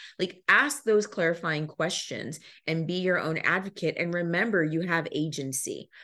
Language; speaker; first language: English; early bilingual, other home language; Lingala